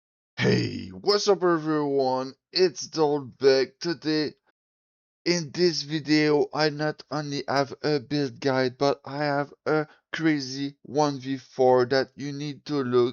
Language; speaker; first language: English; non-native, fluent; French